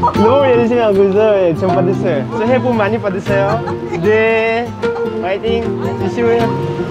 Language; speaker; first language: Korean; non-native, learner; Ukrainian